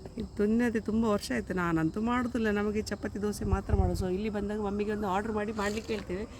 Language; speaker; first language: Kannada; non-native, local second language; Tulu